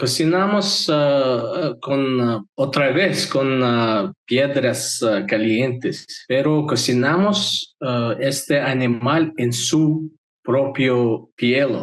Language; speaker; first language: Spanish; non-native, fluent; Mongolian